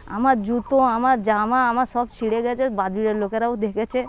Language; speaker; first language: Bangla; non-native, local second language; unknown